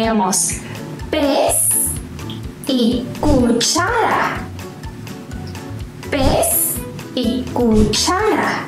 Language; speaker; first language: Spanish; non-native, fluent; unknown